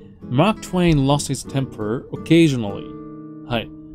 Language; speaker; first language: English; non-native, fluent; Japanese